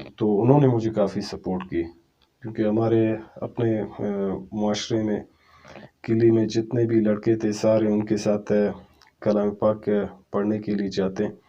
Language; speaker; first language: Urdu; non-native, local second language; Brahui